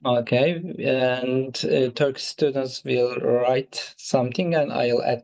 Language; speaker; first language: English; non-native, fluent; Turkish